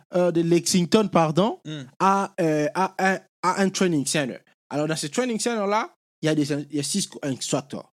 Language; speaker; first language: French; non-native, local second language; Lingala